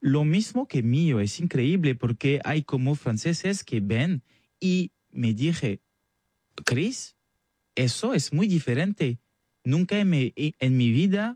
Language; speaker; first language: Spanish; non-native, learner; French